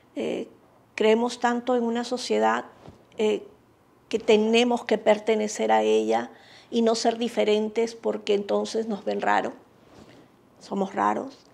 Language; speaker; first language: Spanish; native; Spanish